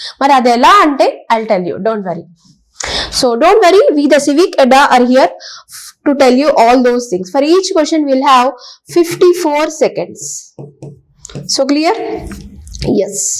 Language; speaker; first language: English; non-native, local second language; Telugu